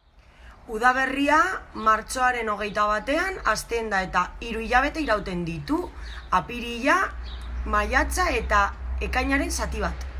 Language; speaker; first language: Basque; non-native, local second language; Spanish